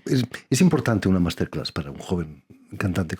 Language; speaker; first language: Spanish; native; Spanish